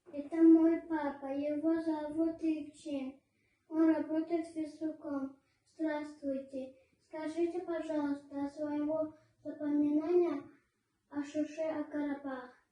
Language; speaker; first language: Russian; non-native, local second language; Azerbaijani